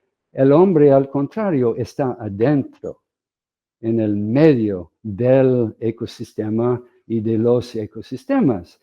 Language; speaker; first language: Spanish; non-native, fluent; English